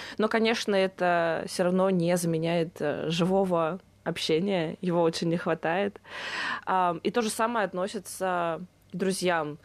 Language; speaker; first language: Russian; native; Russian